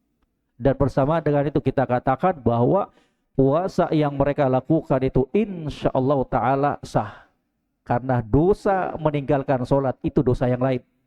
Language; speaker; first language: Indonesian; native; Indonesian